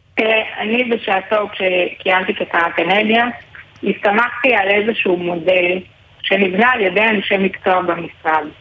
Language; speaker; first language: Hebrew; native; Hebrew